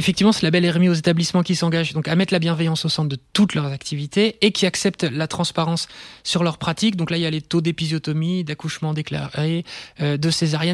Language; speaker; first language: French; native; French